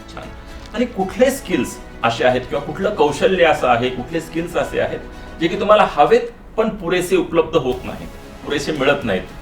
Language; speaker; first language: Marathi; native; Marathi